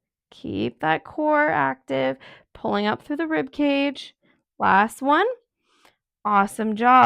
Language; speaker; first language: English; native; English